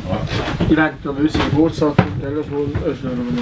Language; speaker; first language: German; non-native, fluent; Italian